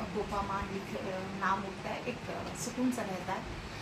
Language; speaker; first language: Hindi; non-native, local second language; Bangla